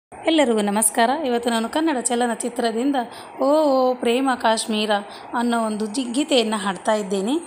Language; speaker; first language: Kannada; native; Kannada